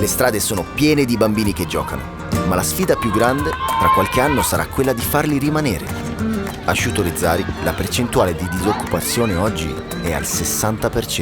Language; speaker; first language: Italian; native; Italian